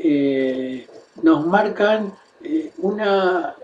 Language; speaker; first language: Spanish; native; Spanish